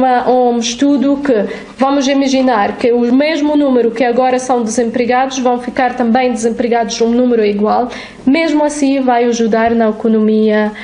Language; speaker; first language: Portuguese; non-native, fluent; Arabic